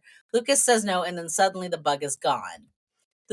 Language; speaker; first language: English; native; English